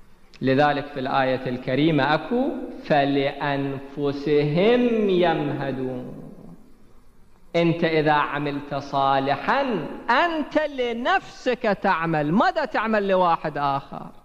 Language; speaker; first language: Arabic; native; Arabic